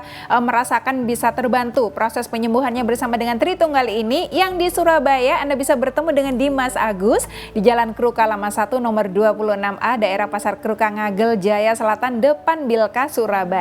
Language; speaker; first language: Indonesian; native; Indonesian